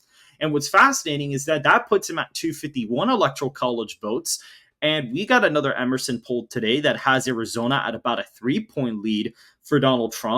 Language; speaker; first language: English; native; English